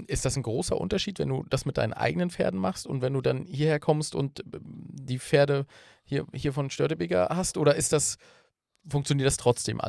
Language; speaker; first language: German; native; German